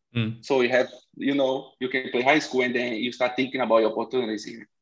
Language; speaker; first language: English; non-native, fluent; Portuguese